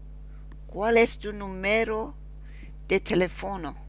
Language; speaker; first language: Spanish; non-native, fluent; Persian